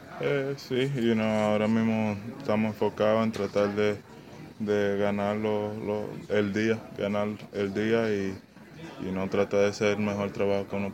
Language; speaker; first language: Spanish; early bilingual, heritage; Spanish